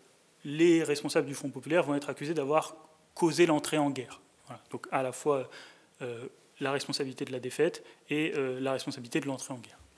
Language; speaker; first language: French; native; French